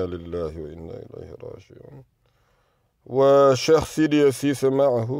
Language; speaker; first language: Arabic; non-native, fluent; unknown